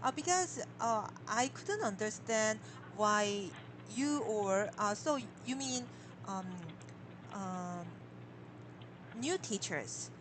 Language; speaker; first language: English; non-native, learner; Korean